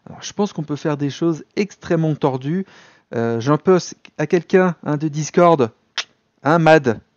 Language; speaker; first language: French; native; French